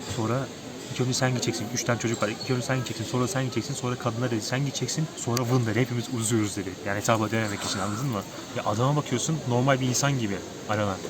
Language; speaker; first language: Turkish; native; Turkish